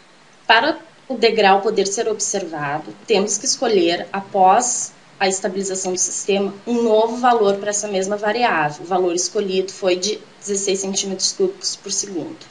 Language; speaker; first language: Portuguese; native; Portuguese